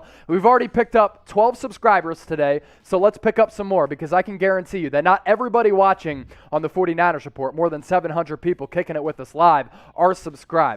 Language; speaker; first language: English; native; English